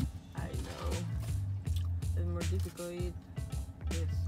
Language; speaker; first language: English; non-native, learner; Spanish